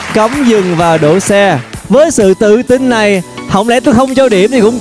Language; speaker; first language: Vietnamese; native; Vietnamese